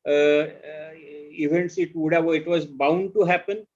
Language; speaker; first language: English; non-native, local second language; Marathi